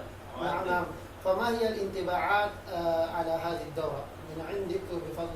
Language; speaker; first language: Arabic; non-native, fluent; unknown